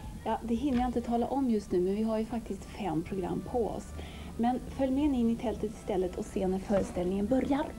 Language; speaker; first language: Swedish; native; Swedish